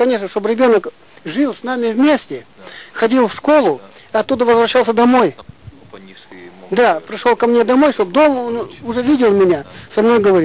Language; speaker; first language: Russian; non-native, local second language; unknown